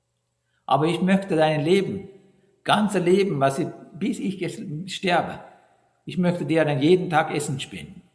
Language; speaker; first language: German; non-native, fluent; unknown